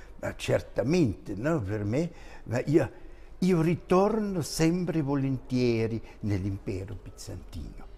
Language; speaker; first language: Italian; non-native, fluent; German